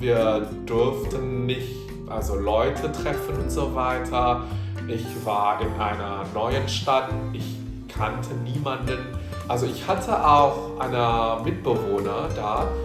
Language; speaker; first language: German; non-native, fluent; Indonesian